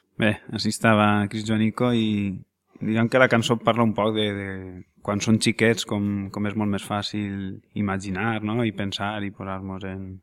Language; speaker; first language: Catalan; native; Catalan